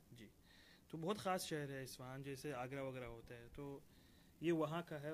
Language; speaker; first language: Hindi; non-native, fluent; Persian